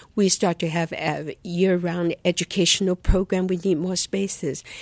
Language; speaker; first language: English; non-native, fluent; Chinese